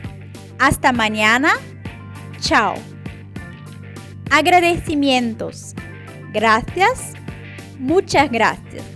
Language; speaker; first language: Spanish; non-native, fluent; Portuguese